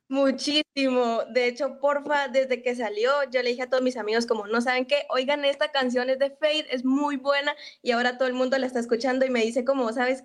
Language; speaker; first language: Spanish; native; Spanish